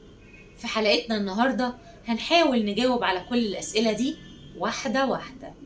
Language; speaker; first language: Arabic; native; Arabic